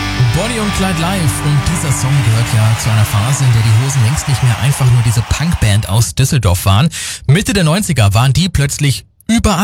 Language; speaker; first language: German; native; German